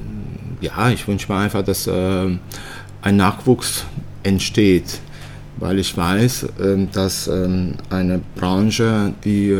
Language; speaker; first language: German; early bilingual, other home language; Italian